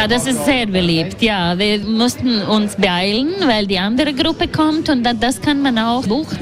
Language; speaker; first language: German; non-native, learner; Latvian